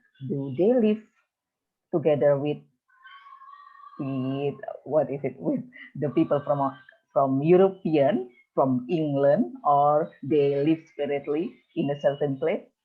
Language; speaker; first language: English; non-native, fluent; Indonesian